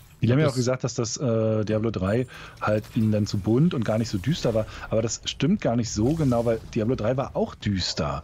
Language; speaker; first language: German; native; German